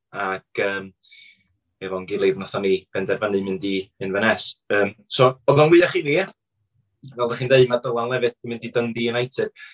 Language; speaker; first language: Welsh; native; Welsh